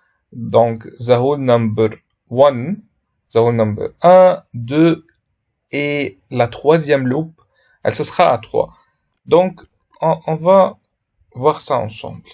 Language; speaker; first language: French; non-native, fluent; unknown